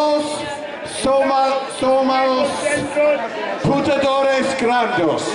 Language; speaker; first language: Spanish; non-native, learner; English